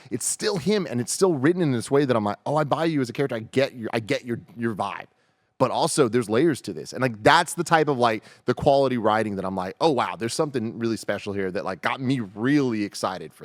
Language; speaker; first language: English; native; English